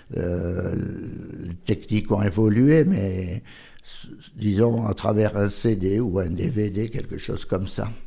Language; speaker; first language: French; native; French